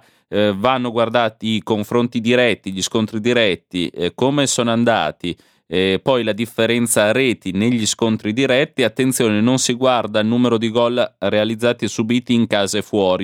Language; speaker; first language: Italian; native; Italian